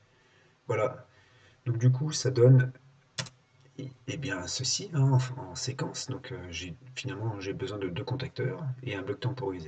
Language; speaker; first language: French; native; French